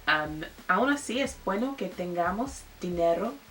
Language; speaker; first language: Spanish; non-native, learner; English